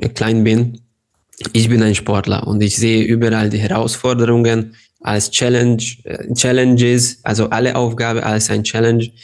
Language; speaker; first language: German; non-native, fluent; Serbian